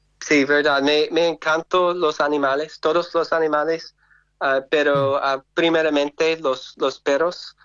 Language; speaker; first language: Spanish; non-native, learner; English